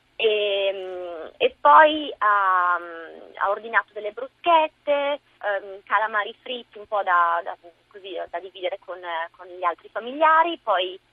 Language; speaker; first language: Italian; native; Italian